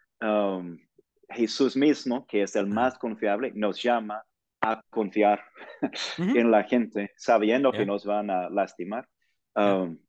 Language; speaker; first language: Spanish; non-native, fluent; English